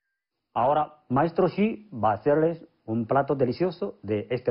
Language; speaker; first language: Spanish; non-native, fluent; Chinese